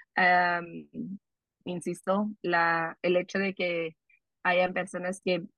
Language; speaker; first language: Spanish; early bilingual, heritage; Spanish